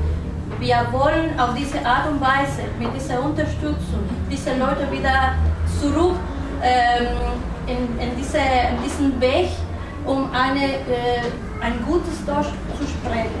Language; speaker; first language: German; non-native, fluent; Spanish